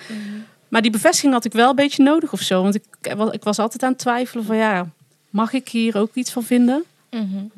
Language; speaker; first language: Dutch; native; Dutch